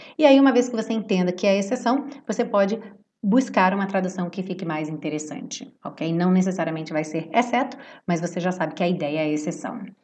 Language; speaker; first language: Portuguese; native; Portuguese